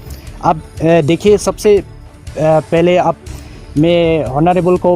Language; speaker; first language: Hindi; non-native, local second language; Karbi